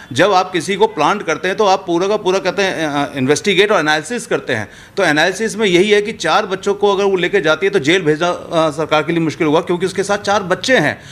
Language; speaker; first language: Hindi; native; Hindi